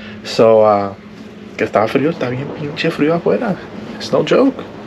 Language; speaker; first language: Spanish; early bilingual, heritage; Spanish